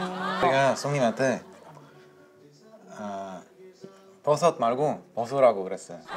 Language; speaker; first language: Korean; non-native, learner; Bulgarian